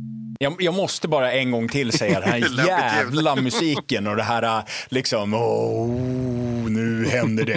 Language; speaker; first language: Swedish; native; Swedish